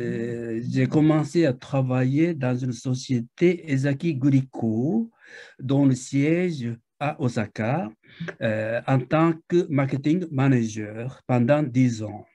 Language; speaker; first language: French; non-native, fluent; Japanese